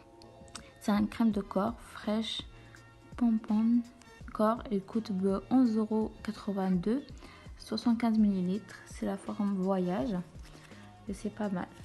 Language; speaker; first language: French; non-native, fluent; Arabic